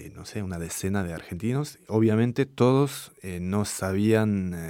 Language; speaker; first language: Spanish; non-native, fluent; French